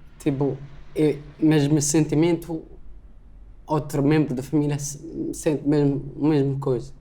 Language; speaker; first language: Portuguese; non-native, learner; Arabic